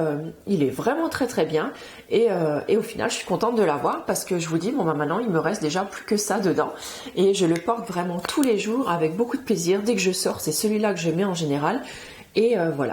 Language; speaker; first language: French; native; French